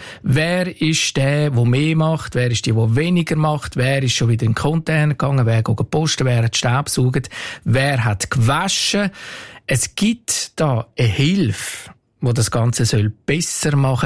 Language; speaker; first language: German; native; German